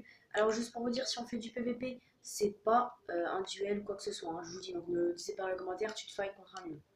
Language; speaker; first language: French; native; French